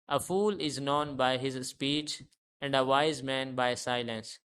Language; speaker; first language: English; non-native, local second language; Urdu